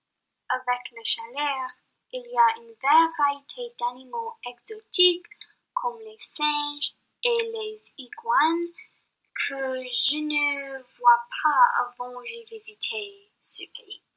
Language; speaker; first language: French; non-native, local second language; English